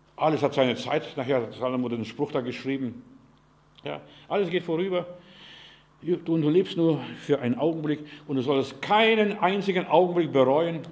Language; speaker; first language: German; non-native, fluent; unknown